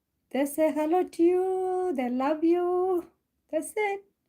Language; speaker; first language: English; non-native, local second language; Malayalam